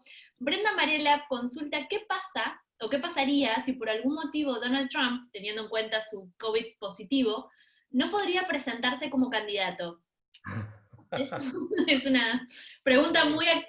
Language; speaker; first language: Spanish; native; Spanish